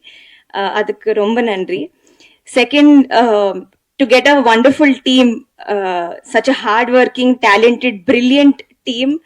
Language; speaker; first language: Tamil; non-native, learner; Telugu